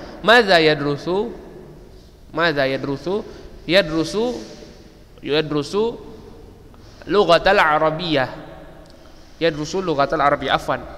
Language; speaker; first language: Arabic; non-native, fluent; Indonesian